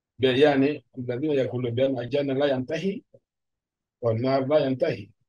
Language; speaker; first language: Arabic; non-native, fluent; Urdu